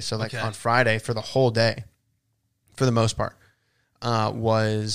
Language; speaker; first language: English; early bilingual, other home language; Spanish